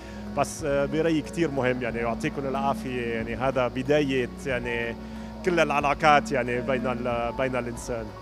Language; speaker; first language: Arabic; non-native, fluent; German